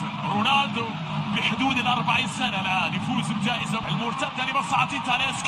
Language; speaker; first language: Arabic; native; Arabic